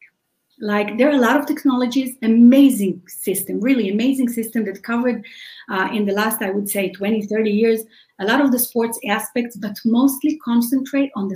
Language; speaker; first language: English; non-native, fluent; Hebrew